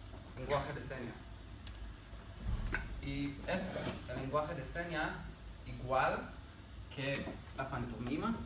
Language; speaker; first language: Spanish; non-native, learner; Hebrew